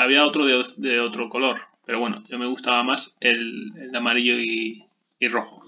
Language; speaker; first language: Spanish; native; Spanish